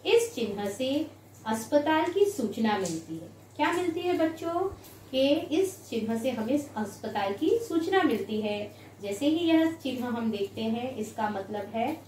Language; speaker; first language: Hindi; non-native, local second language; Gujarati